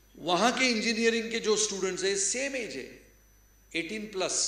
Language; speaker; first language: Hindi; non-native, local second language; Marathi